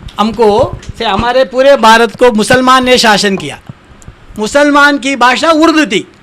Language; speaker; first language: Hindi; non-native, local second language; Tamil